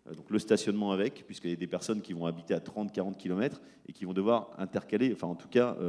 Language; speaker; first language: French; native; French